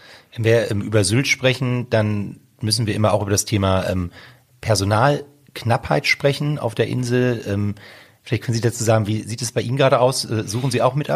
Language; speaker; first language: German; native; German